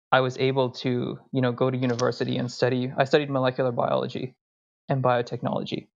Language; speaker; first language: English; early bilingual, other home language; Hindi